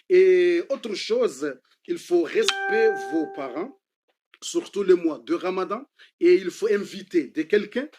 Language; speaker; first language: French; non-native, learner; Comorian